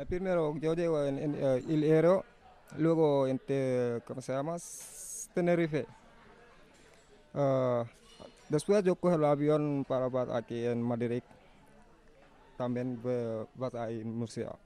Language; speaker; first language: Spanish; non-native, learner; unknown